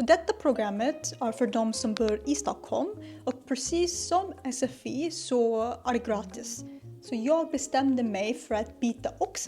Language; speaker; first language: Swedish; non-native, learner; Japanese